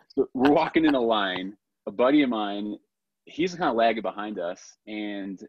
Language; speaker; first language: English; native; English